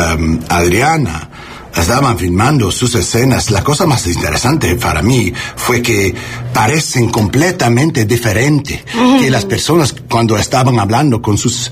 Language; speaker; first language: Spanish; early bilingual, heritage; English